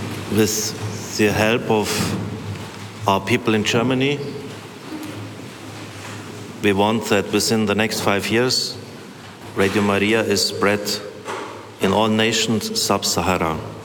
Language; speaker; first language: English; non-native, fluent; German